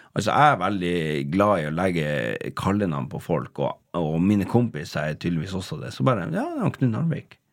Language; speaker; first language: Norwegian; native; Norwegian